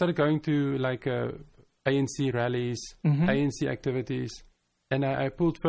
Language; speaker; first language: English; non-native, local second language; Afrikaans